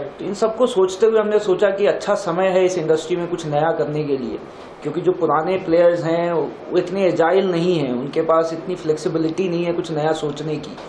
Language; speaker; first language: Hindi; native; Hindi